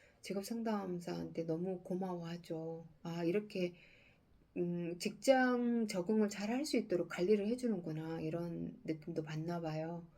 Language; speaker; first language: Korean; native; Korean